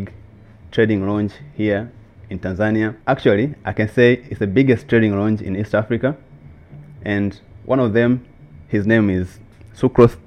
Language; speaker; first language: English; non-native, local second language; Swahili